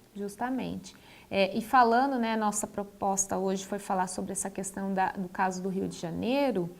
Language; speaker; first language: Portuguese; native; Portuguese